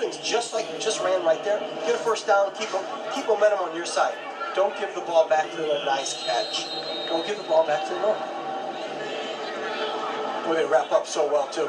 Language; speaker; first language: English; native; English